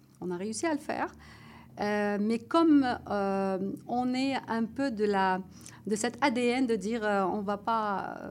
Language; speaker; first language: French; non-native, local second language; Arabic